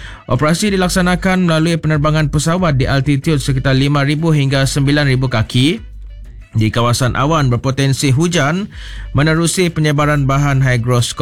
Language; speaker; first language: Malay; native; Malay